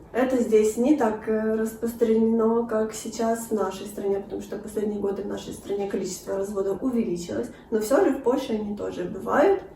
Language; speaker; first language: Russian; native; Russian